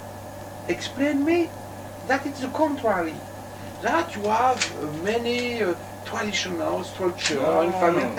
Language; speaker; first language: English; non-native, learner; French